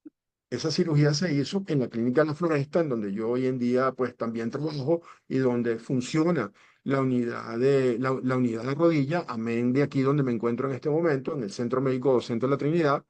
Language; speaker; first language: Spanish; native; Spanish